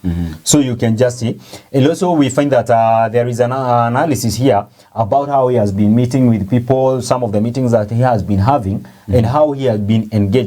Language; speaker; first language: English; non-native, local second language; Swahili